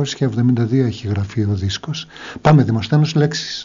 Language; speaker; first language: Greek; native; Greek